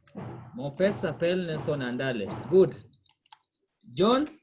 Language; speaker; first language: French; non-native, fluent; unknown